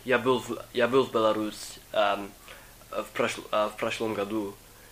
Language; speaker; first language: Russian; non-native, fluent; English